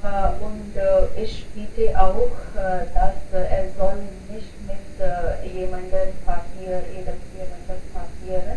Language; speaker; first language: German; non-native, learner; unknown